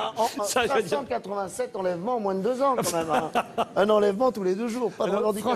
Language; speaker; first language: French; native; French